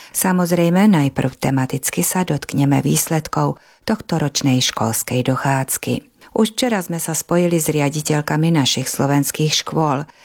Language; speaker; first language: Slovak; early bilingual, heritage; Slovak